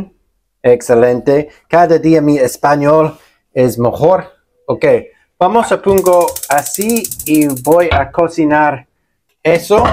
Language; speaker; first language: Spanish; non-native, learner; English